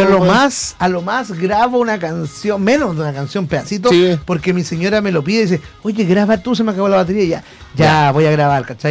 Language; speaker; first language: Spanish; native; Spanish